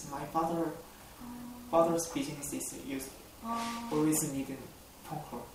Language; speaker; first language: English; non-native, learner; Korean